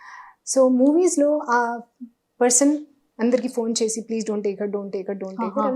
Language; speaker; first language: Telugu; non-native, learner; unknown